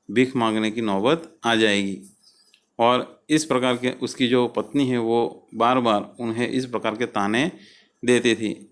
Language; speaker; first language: Hindi; non-native, local second language; Gujarati